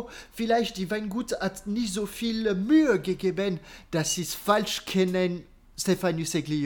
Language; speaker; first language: German; non-native, learner; French